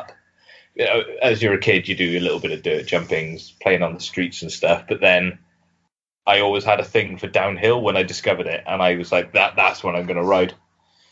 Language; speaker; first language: English; native; English